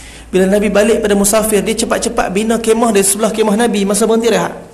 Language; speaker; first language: Malay; native; Malay